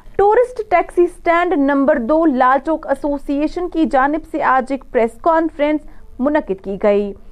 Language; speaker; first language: Urdu; non-native, local second language; Kashmiri